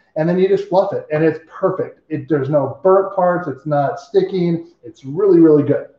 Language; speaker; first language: English; native; English